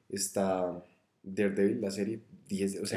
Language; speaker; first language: Spanish; native; Spanish